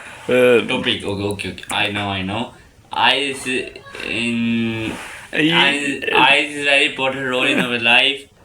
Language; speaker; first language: English; non-native, learner; Urdu